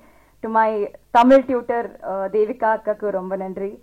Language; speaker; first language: Tamil; non-native, local second language; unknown